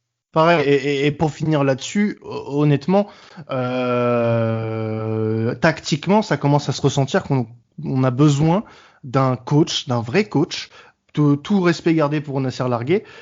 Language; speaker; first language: French; native; French